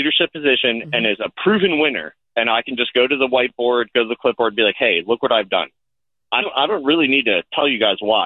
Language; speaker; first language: English; native; English